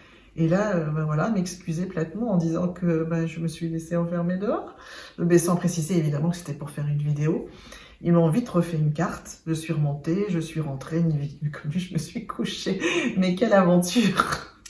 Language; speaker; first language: French; native; French